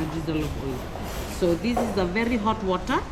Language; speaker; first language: English; non-native, local second language; Fijian